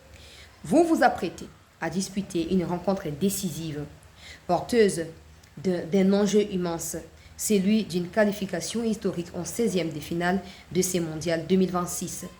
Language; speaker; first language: French; non-native, local second language; Lingala